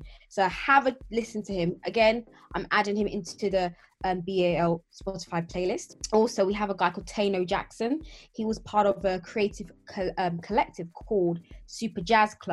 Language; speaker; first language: English; native; English